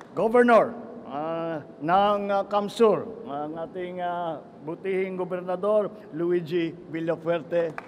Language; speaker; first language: Filipino; native; Filipino